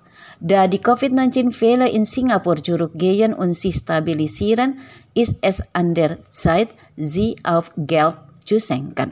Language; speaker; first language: German; non-native, fluent; Indonesian